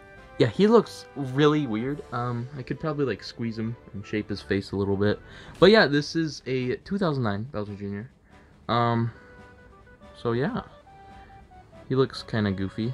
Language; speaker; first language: English; native; English